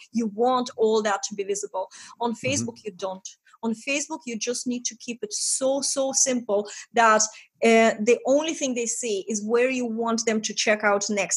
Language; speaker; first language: English; non-native, fluent; Estonian